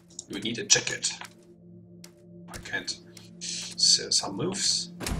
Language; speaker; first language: English; non-native, learner; German